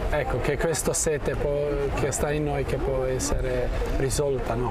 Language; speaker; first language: Italian; non-native, fluent; Croatian